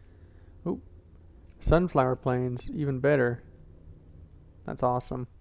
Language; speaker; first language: English; native; English